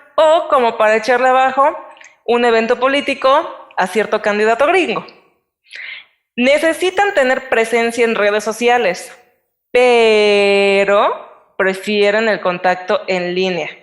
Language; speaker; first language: Spanish; native; Spanish